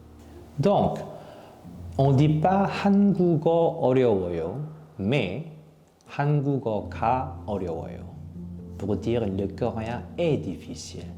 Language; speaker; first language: French; non-native, fluent; Korean